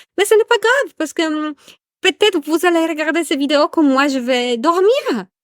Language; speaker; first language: French; non-native, fluent; Polish